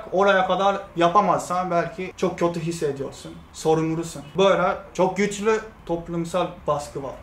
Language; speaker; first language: Turkish; non-native, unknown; Japanese